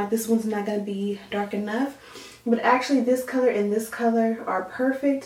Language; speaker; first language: English; native; English